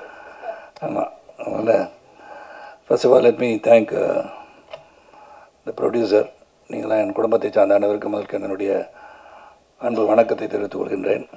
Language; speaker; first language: Tamil; native; Tamil